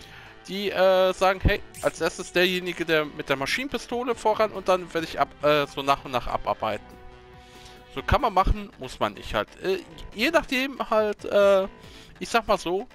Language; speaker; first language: German; native; German